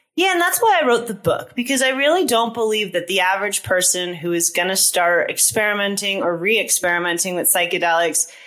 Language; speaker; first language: English; native; English